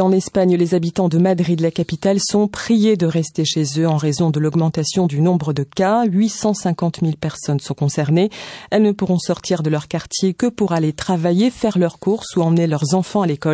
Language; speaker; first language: French; native; French